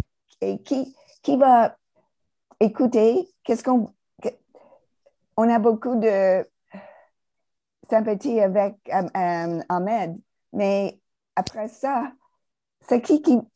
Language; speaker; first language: French; non-native, fluent; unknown